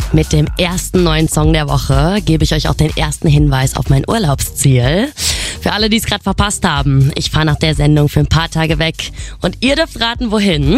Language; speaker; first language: German; native; German